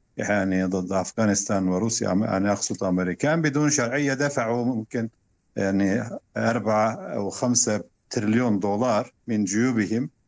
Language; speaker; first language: Arabic; non-native, fluent; Turkish